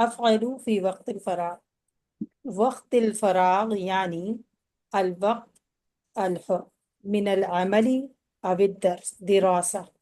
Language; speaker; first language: Arabic; non-native, learner; Urdu